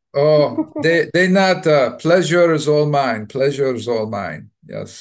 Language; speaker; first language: English; native; English